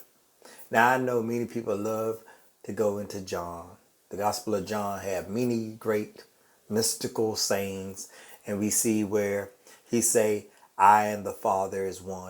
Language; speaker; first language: English; native; English